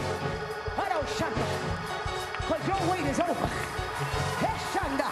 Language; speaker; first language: English; native; English